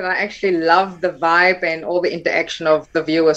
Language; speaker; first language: English; non-native, local second language; Afrikaans